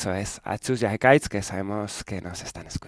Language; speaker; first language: Spanish; native; Spanish